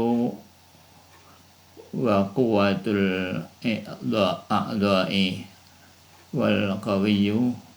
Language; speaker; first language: Arabic; non-native, fluent; Indonesian